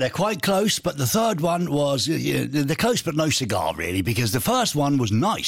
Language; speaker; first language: English; native; English